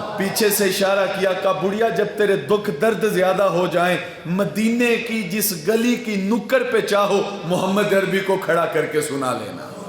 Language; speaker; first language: Urdu; non-native, local second language; Punjabi